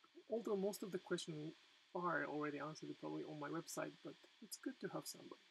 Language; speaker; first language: English; non-native, fluent; Japanese